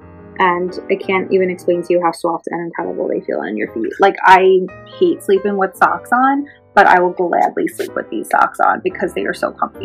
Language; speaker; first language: English; native; English